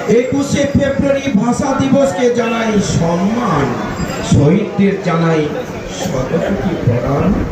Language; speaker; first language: Bangla; native; Bangla